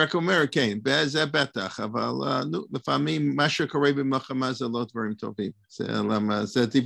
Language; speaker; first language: Hebrew; non-native, learner; English